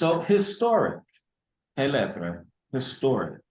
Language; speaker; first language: Spanish; early bilingual, heritage; English